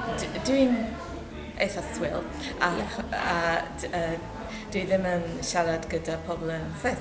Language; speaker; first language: Welsh; non-native, learner; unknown